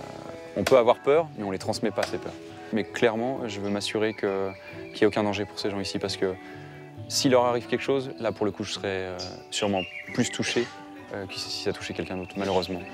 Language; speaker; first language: French; native; French